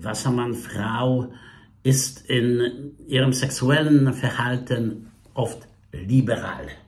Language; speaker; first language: German; non-native, fluent; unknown